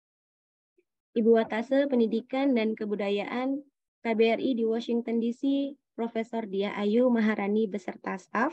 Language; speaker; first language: Indonesian; native; Indonesian